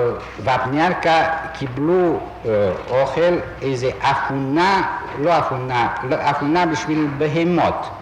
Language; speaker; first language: Hebrew; non-native, fluent; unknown